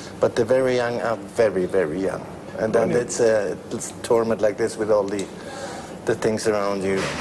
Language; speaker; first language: English; non-native, fluent; German